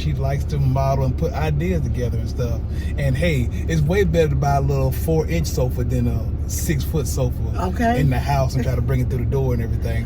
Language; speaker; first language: English; native; English